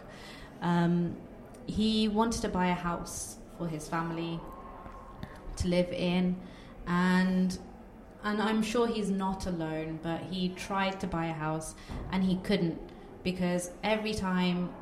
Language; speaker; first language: English; non-native, local second language; Bangla